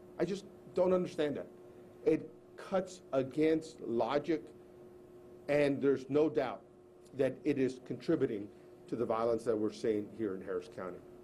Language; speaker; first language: English; early bilingual, other home language; Spanish